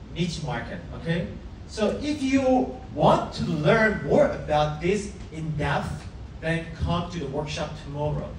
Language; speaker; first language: English; non-native, fluent; Korean